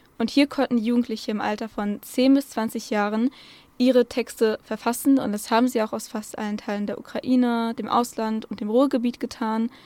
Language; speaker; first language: German; native; German